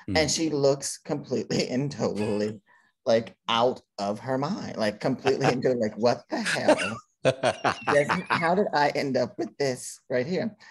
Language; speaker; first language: English; native; English